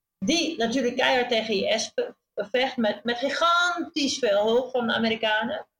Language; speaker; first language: Dutch; native; Dutch